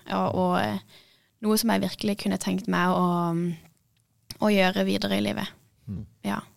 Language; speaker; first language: Norwegian; native; Norwegian